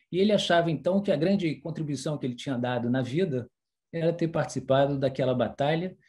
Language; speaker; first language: Portuguese; early bilingual, other home language; French